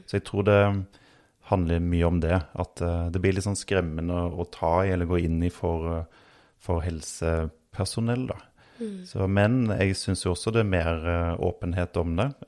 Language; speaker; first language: Norwegian; native; Norwegian